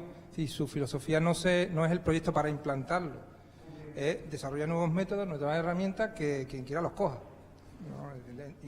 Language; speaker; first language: Spanish; native; Spanish